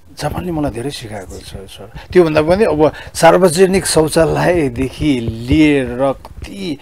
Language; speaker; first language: Nepali; early bilingual, heritage; Nepali